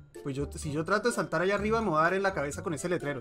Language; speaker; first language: Spanish; native; Spanish